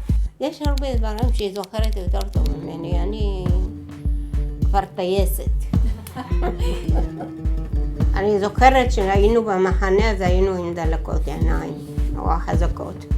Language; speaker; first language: Hebrew; early bilingual, other home language; Arabic